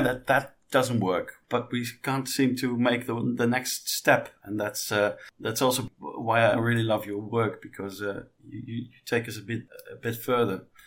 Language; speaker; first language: English; non-native, fluent; Dutch